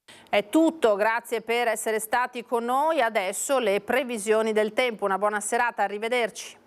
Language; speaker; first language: Italian; native; Italian